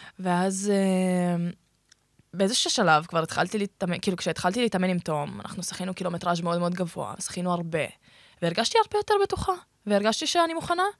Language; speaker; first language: Hebrew; early bilingual, other home language; Russian